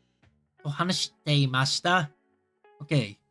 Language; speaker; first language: Japanese; non-native, learner; English